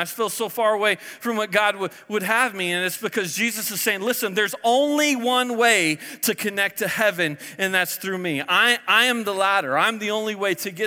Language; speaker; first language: English; native; English